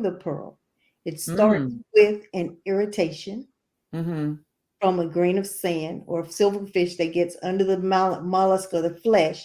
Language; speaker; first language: English; native; English